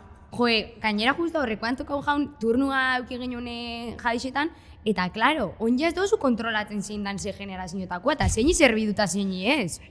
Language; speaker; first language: Basque; native; Basque